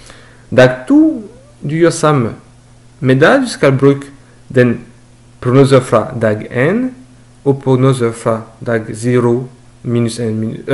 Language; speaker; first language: Norwegian; non-native, learner; French